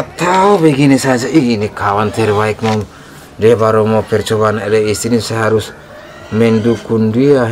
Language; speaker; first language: Indonesian; native; Indonesian